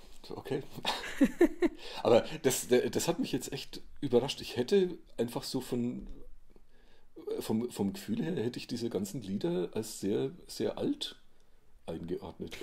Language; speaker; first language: German; native; German